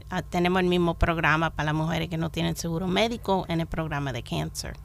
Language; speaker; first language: Spanish; native; Spanish